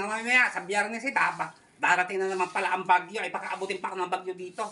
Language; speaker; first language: Filipino; native; Filipino